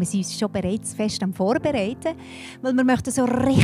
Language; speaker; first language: German; native; German